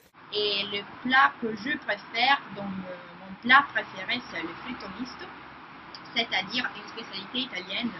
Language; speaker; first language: French; non-native, learner; Italian